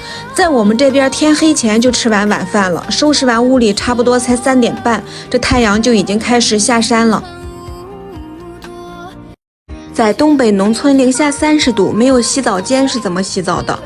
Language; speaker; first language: Chinese; native; Chinese